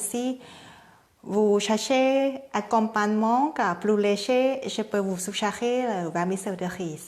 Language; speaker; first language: French; non-native, learner; Thai